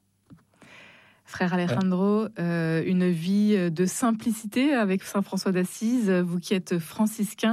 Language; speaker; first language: French; native; French